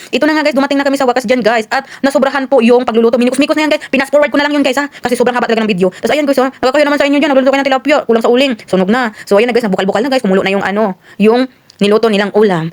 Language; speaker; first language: Filipino; non-native, local second language; Cebuano